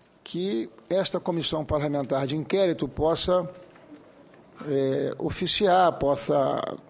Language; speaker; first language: Portuguese; native; Portuguese